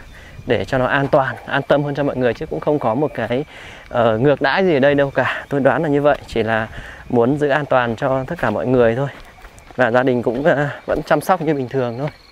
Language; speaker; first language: Vietnamese; native; Vietnamese